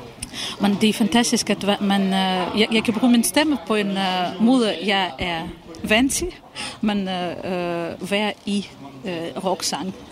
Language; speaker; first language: Danish; non-native, fluent; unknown